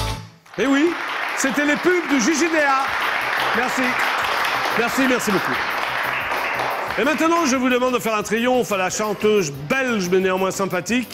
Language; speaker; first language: French; native; French